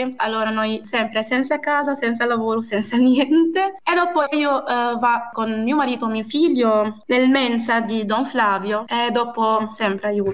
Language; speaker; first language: Italian; non-native, learner; Arabic